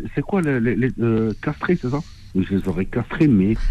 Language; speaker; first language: French; non-native, local second language; Arabic